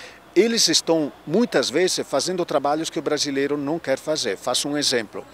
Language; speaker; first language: Portuguese; non-native, fluent; Italian